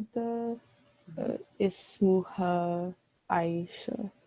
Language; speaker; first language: Arabic; non-native, learner; English